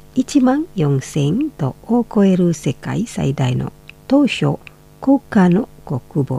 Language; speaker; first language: Japanese; non-native, fluent; Indonesian